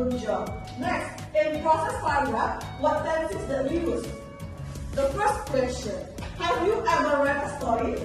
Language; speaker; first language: English; non-native, fluent; Indonesian